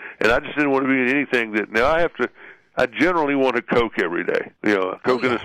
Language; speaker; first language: English; native; English